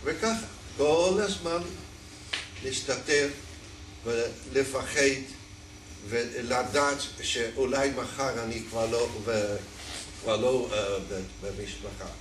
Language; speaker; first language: Hebrew; non-native, fluent; Dutch